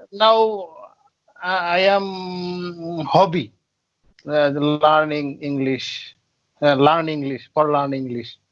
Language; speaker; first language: English; non-native, learner; Bangla